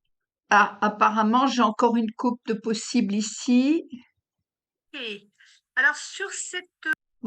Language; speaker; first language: French; native; French